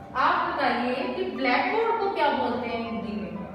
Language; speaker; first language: Hindi; native; Hindi